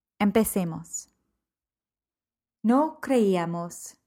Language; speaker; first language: Spanish; non-native, fluent; English